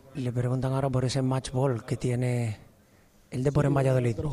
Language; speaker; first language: Spanish; native; Spanish